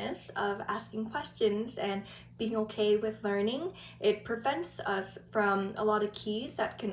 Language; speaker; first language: English; native; English